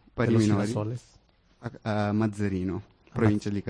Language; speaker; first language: Italian; non-native, fluent; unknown